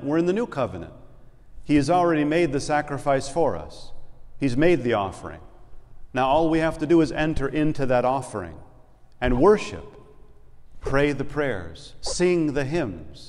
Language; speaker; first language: English; native; English